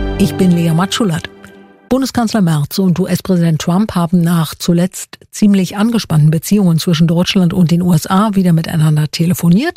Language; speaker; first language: German; native; German